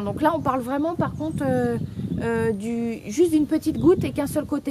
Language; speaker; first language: French; native; French